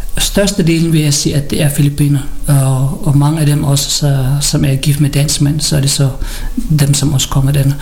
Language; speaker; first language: Danish; early bilingual, other home language; Filipino